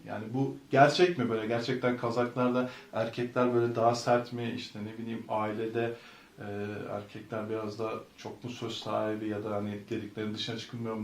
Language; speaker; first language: Turkish; native; Turkish